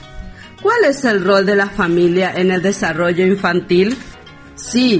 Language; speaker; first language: Spanish; native; Spanish